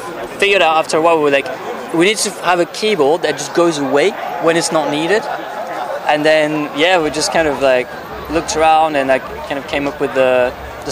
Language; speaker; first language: English; non-native, fluent; French